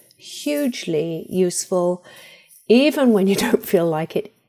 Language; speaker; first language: English; native; English